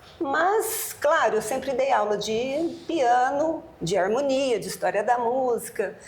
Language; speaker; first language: Portuguese; native; Portuguese